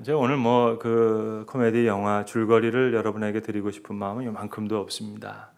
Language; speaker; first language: Korean; native; Korean